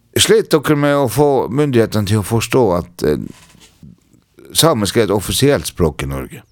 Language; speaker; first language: Norwegian; non-native, local second language; Northern Sami